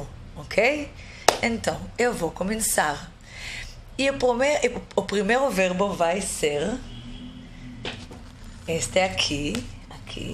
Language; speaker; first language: Portuguese; non-native, fluent; Hebrew